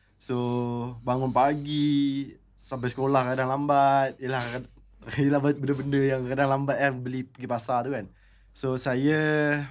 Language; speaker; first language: Malay; native; Malay